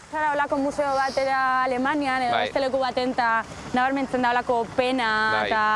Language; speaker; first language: Basque; non-native, learner; Russian